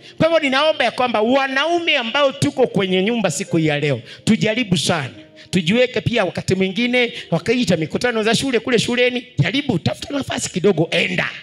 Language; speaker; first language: Swahili; non-native, local second language; Luyia